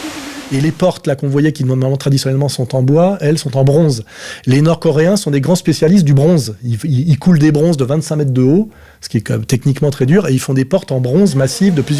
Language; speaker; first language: French; native; French